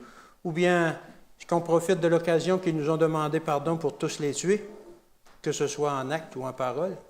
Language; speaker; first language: French; native; French